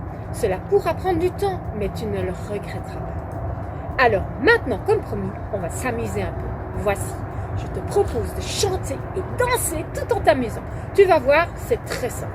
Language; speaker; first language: French; native; French